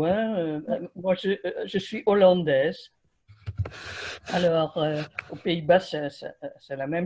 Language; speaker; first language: French; non-native, fluent; Dutch